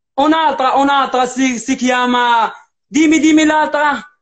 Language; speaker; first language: Italian; non-native, learner; Arabic